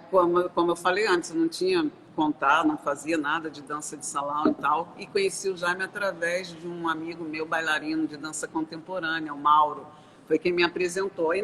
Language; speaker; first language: Portuguese; native; Portuguese